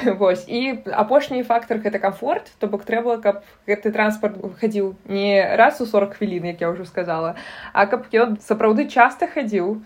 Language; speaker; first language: Belarusian; non-native, local second language; Russian